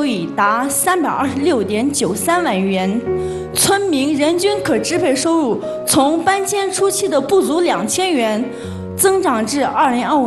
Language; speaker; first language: Chinese; non-native, local second language; Tibetan